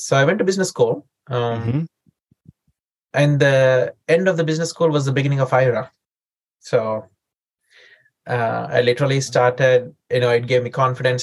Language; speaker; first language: English; non-native, local second language; Telugu